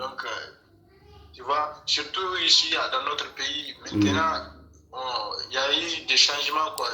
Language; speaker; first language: French; non-native, local second language; Bambara